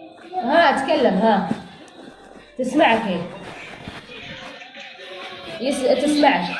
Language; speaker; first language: Arabic; non-native, local second language; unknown